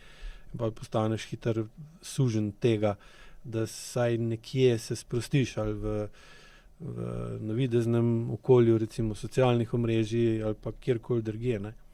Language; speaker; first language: Slovenian; native; Slovenian